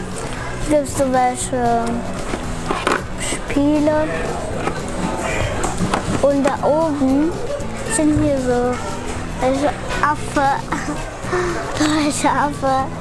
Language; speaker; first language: German; early bilingual, other home language; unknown